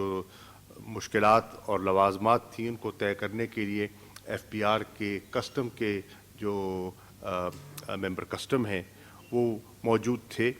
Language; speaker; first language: Urdu; native; Urdu